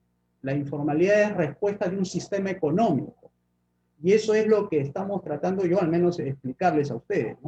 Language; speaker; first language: Spanish; native; Spanish